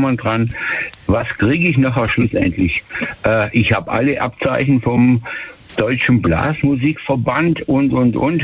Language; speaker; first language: German; native; German